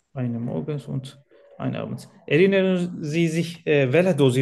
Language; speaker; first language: German; non-native, learner; Turkish